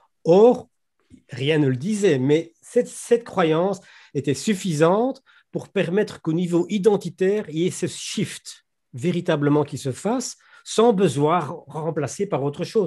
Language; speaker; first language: French; native; French